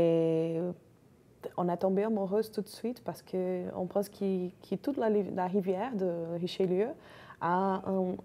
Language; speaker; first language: French; non-native, fluent; Portuguese